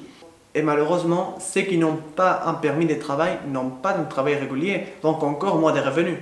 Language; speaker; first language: French; non-native, fluent; Spanish